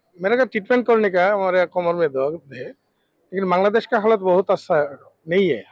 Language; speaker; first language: Hindi; non-native, learner; Bangla